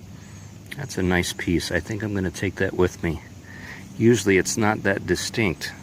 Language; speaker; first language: English; native; English